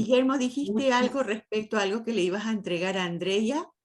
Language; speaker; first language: Spanish; native; Spanish